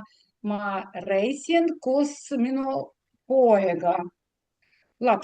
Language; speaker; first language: Estonian; non-native, learner; Russian